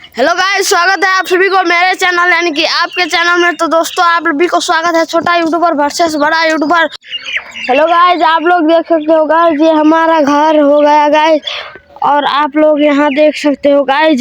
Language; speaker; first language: Hindi; non-native, local second language; Maithili